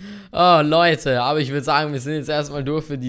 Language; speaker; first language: German; native; German